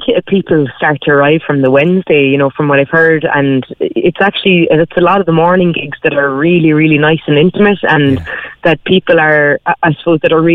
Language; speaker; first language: English; native; English